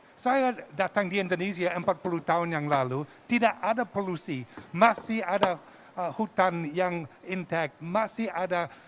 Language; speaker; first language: Indonesian; non-native, fluent; English